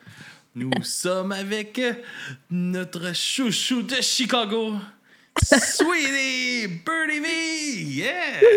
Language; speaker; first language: French; native; French